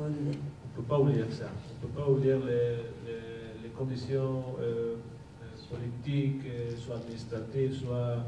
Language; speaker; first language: French; non-native, fluent; Basque